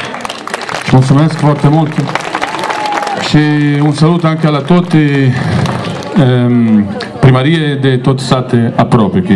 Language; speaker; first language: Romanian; non-native, learner; Italian